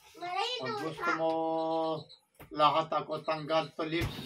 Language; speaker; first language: Filipino; non-native, learner; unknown